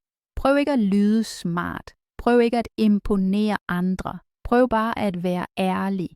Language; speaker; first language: Danish; native; Danish